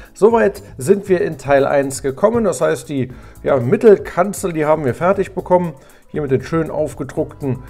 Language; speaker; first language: German; native; German